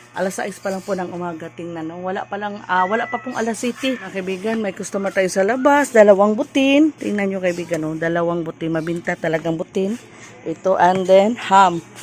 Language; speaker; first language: Filipino; non-native, local second language; Cebuano